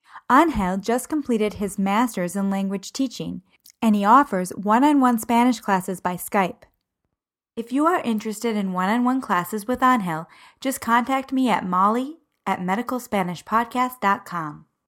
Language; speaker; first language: English; native; English